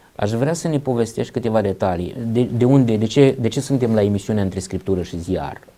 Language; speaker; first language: Romanian; native; Romanian